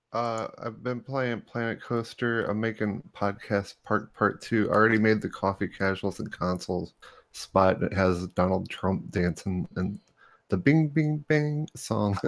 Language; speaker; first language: English; native; English